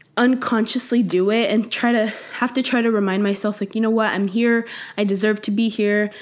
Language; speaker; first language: English; early bilingual, other home language; Spanish